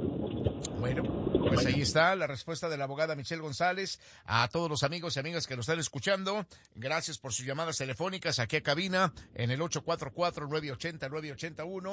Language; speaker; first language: Spanish; native; Spanish